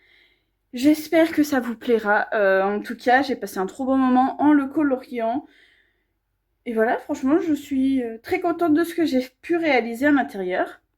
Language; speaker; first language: French; native; French